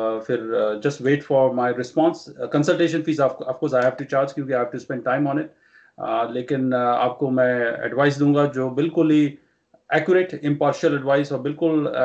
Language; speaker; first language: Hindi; non-native, local second language; Punjabi